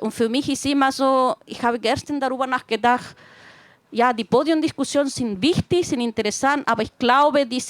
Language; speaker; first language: German; non-native, fluent; Spanish